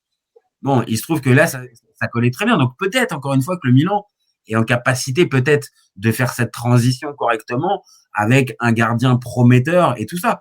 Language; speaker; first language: French; native; French